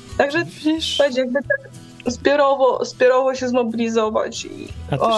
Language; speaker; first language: Polish; native; Polish